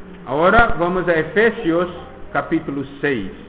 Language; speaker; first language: Spanish; non-native, fluent; Portuguese